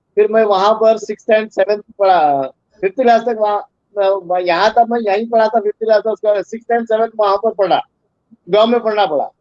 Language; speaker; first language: Hindi; non-native, local second language; Urdu